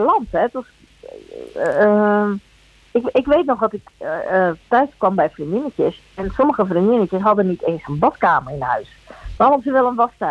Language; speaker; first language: Dutch; early bilingual, other home language; Spanish